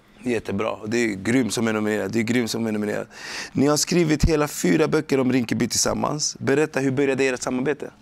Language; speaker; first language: Swedish; native; Swedish